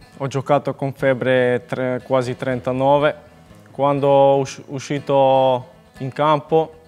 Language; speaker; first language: Italian; non-native, learner; Macedonian